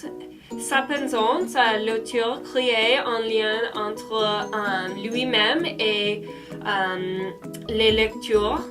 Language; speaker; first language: French; non-native, learner; English